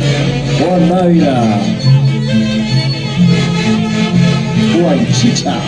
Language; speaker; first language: Spanish; native; Spanish